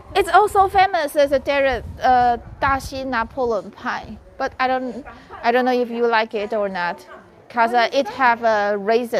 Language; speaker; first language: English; non-native, learner; Chinese